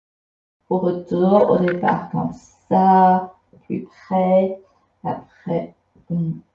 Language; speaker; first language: French; non-native, fluent; Chinese